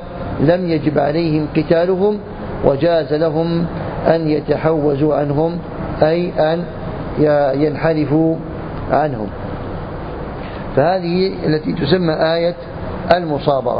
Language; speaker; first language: Arabic; native; Arabic